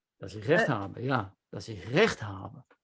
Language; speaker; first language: German; non-native, learner; Dutch